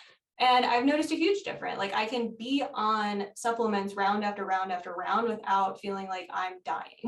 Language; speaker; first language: English; native; English